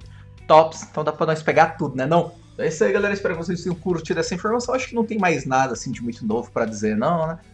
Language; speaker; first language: Portuguese; native; Portuguese